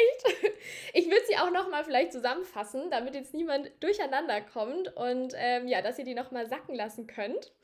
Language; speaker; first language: German; native; German